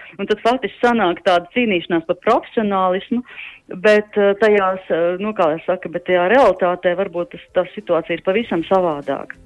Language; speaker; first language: Latvian; native; Latvian